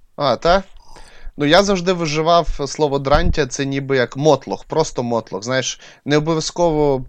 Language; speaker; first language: Ukrainian; non-native, local second language; Russian